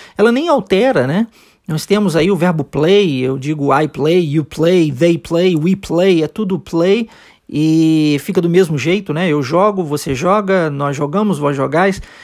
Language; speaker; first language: Portuguese; early bilingual, heritage; Portuguese